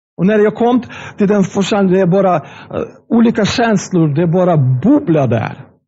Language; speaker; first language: Swedish; non-native, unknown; Russian